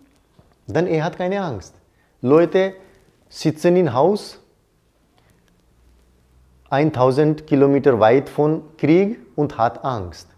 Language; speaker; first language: German; non-native, learner; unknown